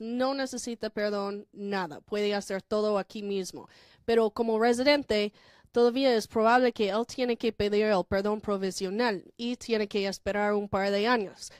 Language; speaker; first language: Spanish; non-native, fluent; English